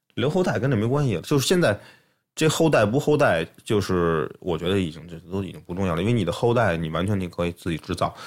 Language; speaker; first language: Chinese; native; Chinese